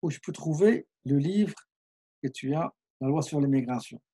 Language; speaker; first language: French; non-native, local second language; Arabic